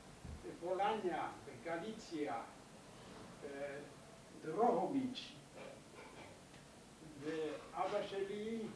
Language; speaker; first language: Hebrew; non-native, learner; German